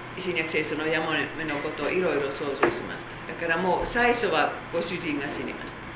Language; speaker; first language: Japanese; non-native, fluent; Korean